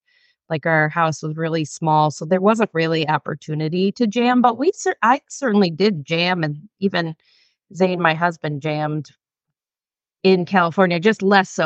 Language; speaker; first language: English; native; English